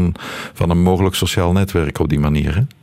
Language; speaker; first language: Dutch; native; Dutch